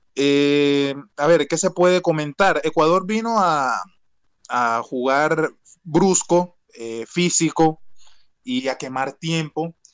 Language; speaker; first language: Spanish; native; Spanish